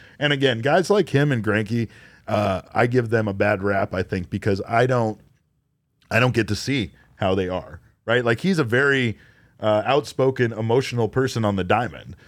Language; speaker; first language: English; native; English